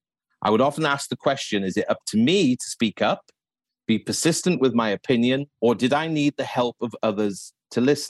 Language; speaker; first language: English; native; English